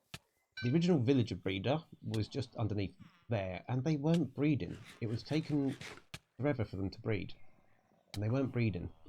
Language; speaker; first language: English; native; English